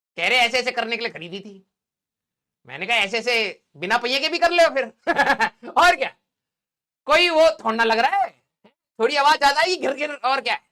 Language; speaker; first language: Hindi; native; Hindi